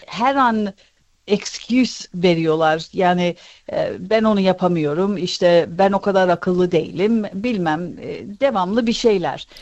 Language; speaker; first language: Turkish; early bilingual, heritage; Turkish